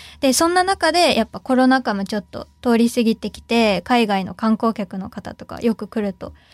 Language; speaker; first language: Japanese; native; Japanese